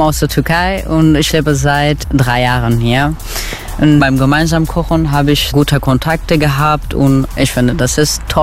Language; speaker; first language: German; non-native, learner; Turkish